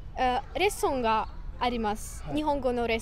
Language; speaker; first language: Japanese; non-native, learner; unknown